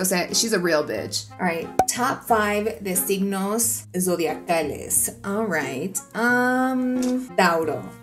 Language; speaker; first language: English; early bilingual, other home language; Spanish